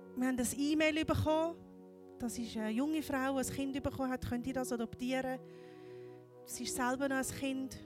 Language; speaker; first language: German; native; German